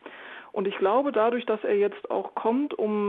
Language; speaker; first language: German; native; German